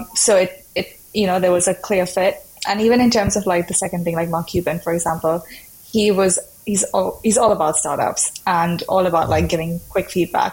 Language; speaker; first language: English; non-native, local second language; Hindi